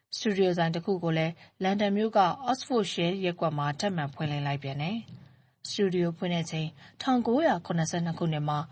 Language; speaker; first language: Burmese; native; Burmese